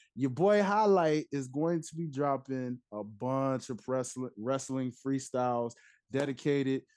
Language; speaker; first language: English; native; English